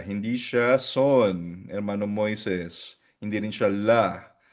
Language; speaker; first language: Filipino; native; Filipino